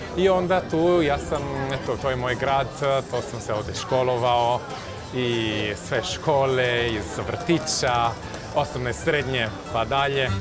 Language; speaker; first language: Serbian; early bilingual, heritage; Serbian